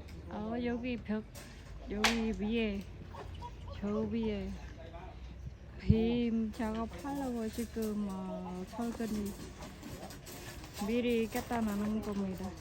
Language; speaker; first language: Korean; non-native, fluent; Khmer